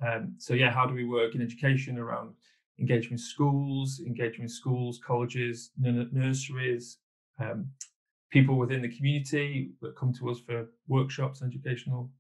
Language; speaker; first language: English; native; English